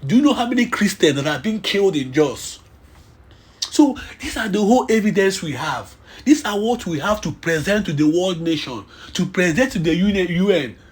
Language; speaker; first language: English; non-native, local second language; Igbo